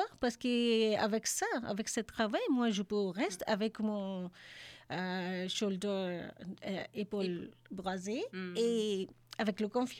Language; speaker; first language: French; non-native, learner; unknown